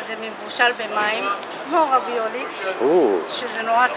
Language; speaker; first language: Hebrew; non-native, local second language; Adyghe